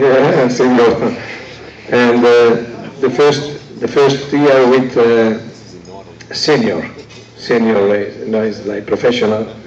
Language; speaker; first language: English; non-native, learner; Italian